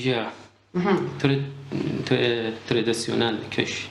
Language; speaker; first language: Slovenian; non-native, learner; Persian